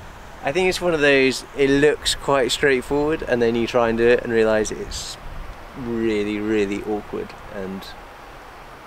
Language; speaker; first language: English; native; English